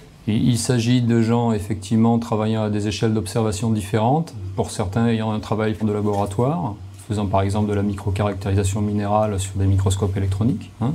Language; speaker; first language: French; native; French